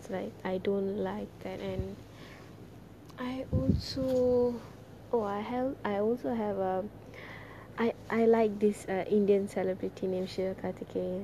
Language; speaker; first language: English; non-native, local second language; Tamil